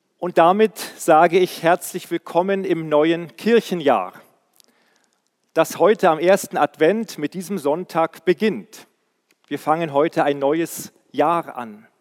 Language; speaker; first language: German; native; German